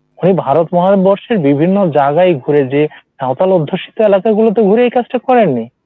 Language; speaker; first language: Bangla; non-native, local second language; Santali